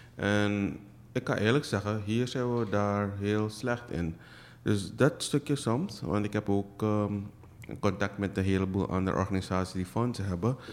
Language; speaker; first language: Dutch; native; Dutch